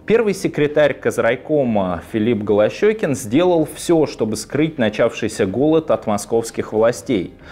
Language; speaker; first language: Russian; native; Russian